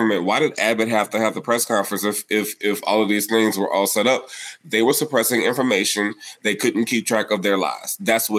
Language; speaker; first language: English; native; English